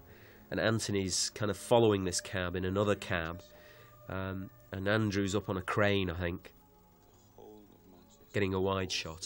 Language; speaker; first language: English; native; English